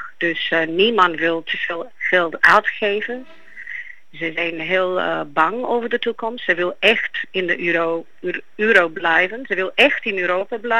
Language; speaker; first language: Dutch; non-native, fluent; Greek